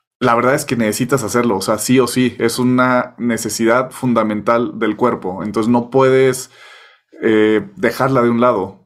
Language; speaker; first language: Spanish; native; Spanish